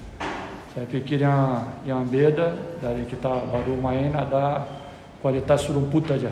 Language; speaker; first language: Indonesian; non-native, learner; Portuguese